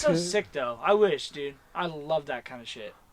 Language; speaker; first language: English; native; English